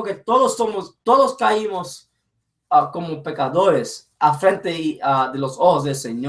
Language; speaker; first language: Spanish; early bilingual, heritage; English